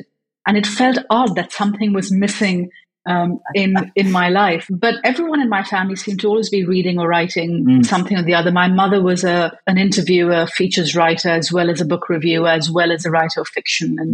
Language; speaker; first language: English; native; English